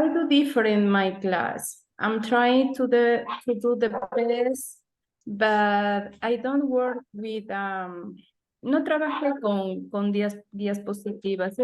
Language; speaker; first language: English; non-native, learner; Spanish